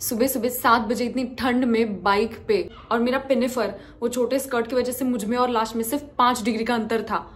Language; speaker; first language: Hindi; non-native, local second language; Marathi